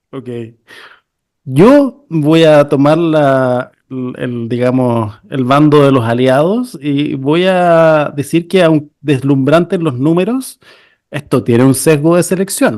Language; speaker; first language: Spanish; native; Spanish